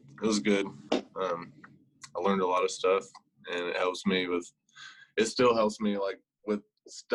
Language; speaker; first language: English; native; English